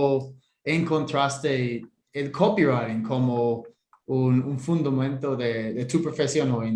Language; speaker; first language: Spanish; non-native, fluent; English